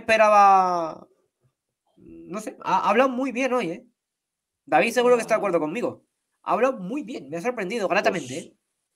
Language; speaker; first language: Spanish; native; Spanish